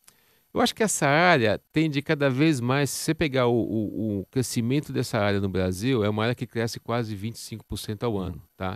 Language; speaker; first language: Portuguese; native; Portuguese